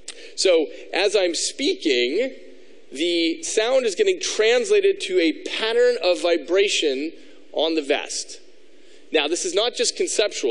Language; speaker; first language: English; native; English